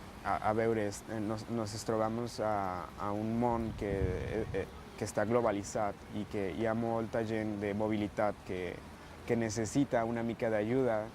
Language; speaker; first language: Catalan; non-native, learner; Spanish